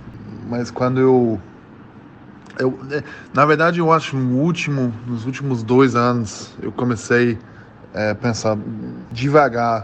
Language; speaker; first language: Portuguese; early bilingual, heritage; German